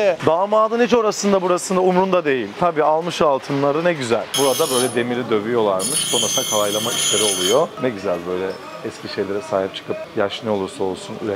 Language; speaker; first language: Turkish; native; Turkish